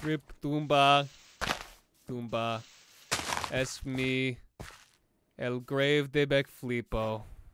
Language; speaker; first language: Spanish; non-native, learner; English